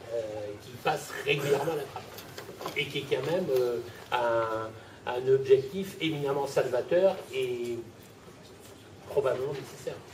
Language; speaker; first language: French; native; French